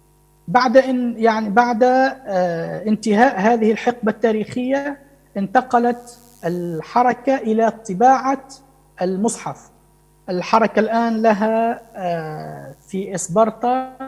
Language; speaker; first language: Arabic; native; Arabic